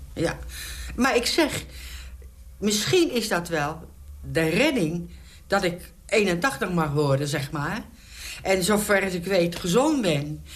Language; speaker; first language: Dutch; native; Dutch